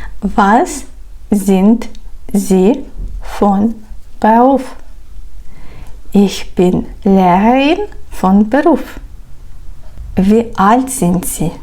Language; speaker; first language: German; non-native, fluent; Ukrainian